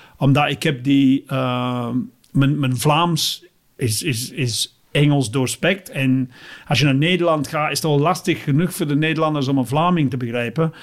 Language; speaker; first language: Dutch; non-native, fluent; English